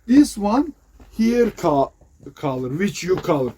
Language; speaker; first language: English; non-native, learner; Turkish